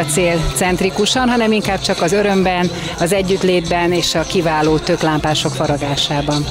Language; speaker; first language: Hungarian; native; Hungarian